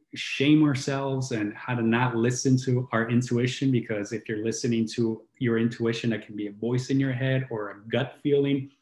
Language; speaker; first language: English; non-native, fluent; Italian